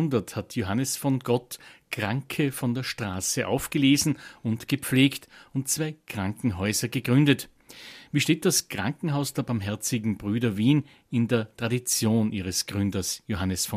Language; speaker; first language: German; native; German